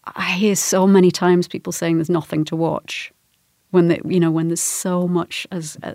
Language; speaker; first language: English; native; English